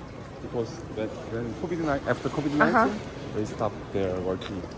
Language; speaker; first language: English; non-native, learner; Korean